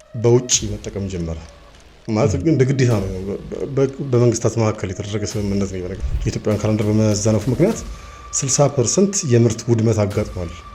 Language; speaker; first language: Amharic; native; Amharic